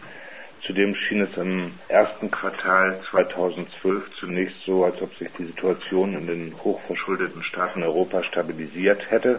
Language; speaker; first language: German; native; German